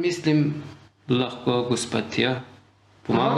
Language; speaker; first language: Slovenian; non-native, learner; Persian